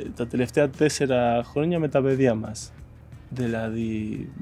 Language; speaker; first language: Greek; non-native, fluent; Spanish